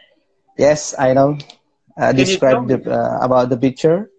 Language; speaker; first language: English; non-native, learner; Indonesian